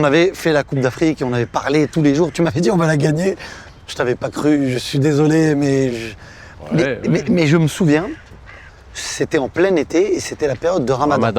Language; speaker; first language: French; native; French